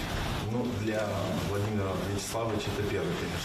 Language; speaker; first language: Russian; native; Russian